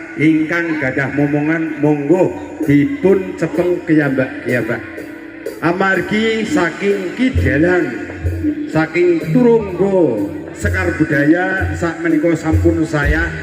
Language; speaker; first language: Javanese; native; Javanese